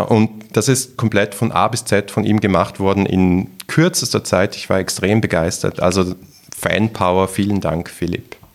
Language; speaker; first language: German; native; German